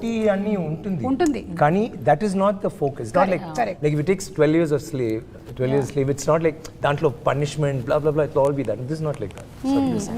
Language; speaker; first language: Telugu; non-native, learner; Tamil